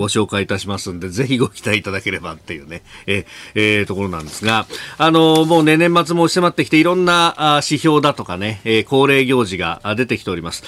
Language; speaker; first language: Japanese; native; Japanese